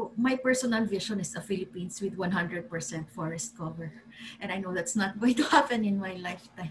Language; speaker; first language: English; non-native, local second language; Cebuano